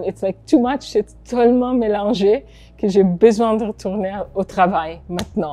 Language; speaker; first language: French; non-native, fluent; Hebrew